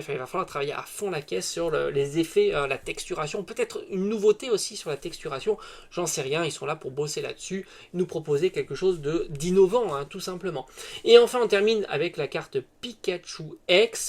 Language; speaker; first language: French; native; French